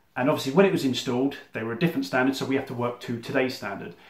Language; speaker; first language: English; native; English